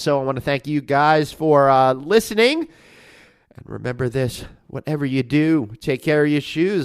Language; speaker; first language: English; native; English